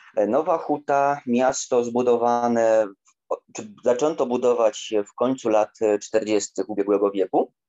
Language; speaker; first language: Polish; native; Polish